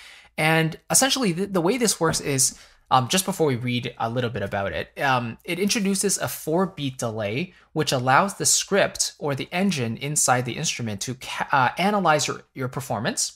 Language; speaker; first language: English; native; English